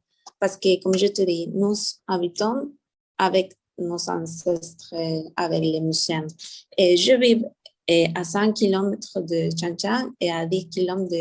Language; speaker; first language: French; non-native, learner; Spanish